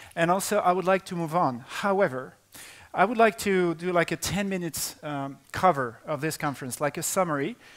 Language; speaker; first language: English; non-native, fluent; French